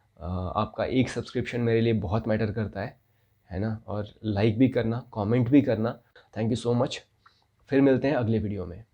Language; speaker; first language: Hindi; native; Hindi